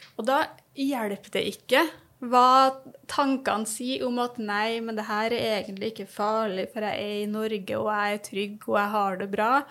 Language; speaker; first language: Norwegian; native; Norwegian